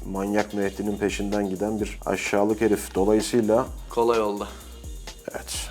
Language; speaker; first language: Turkish; native; Turkish